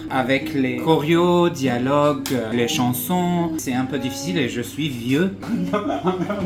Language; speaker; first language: French; non-native, fluent; Arabic